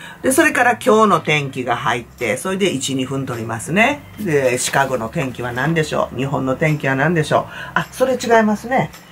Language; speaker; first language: Japanese; native; Japanese